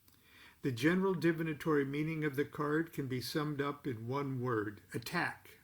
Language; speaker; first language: English; native; English